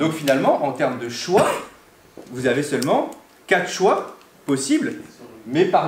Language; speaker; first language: French; native; French